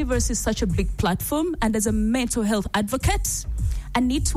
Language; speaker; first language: English; non-native, local second language; Ganda